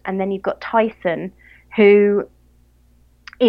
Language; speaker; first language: English; native; English